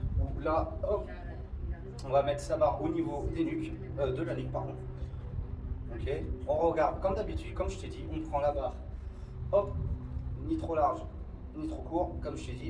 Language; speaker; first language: French; native; French